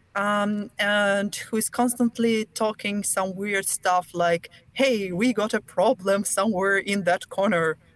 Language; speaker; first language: English; non-native, fluent; Russian